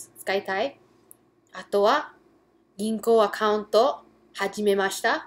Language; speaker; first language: Japanese; early bilingual, heritage; English